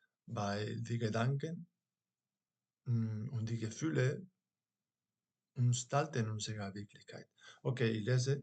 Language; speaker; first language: German; non-native, fluent; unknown